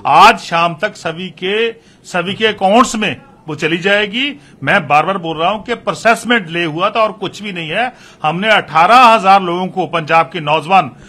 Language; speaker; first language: Hindi; non-native, local second language; Punjabi